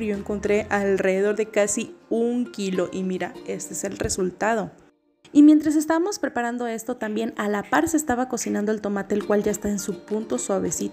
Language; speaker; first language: Spanish; native; Spanish